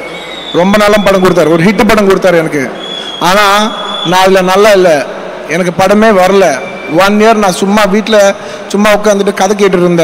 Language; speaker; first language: Tamil; non-native, local second language; Telugu